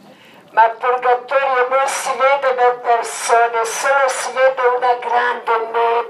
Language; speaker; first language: Italian; non-native, learner; Croatian